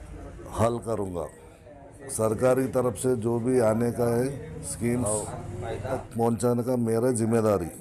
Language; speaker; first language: Hindi; non-native, local second language; Telugu